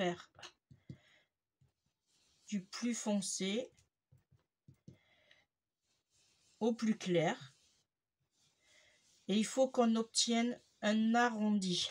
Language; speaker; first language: French; native; French